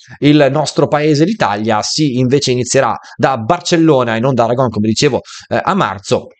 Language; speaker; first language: Italian; native; Italian